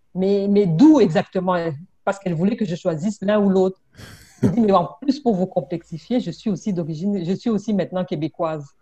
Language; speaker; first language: French; non-native, local second language; Kinyarwanda